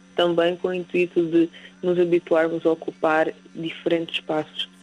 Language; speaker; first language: Portuguese; native; Portuguese